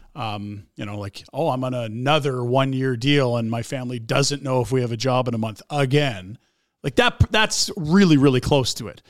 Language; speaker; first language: English; native; English